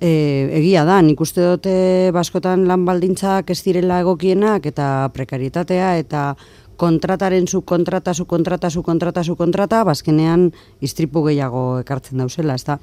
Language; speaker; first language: Basque; native; Basque